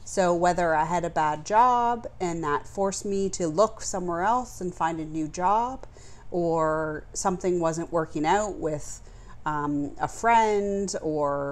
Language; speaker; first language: English; native; English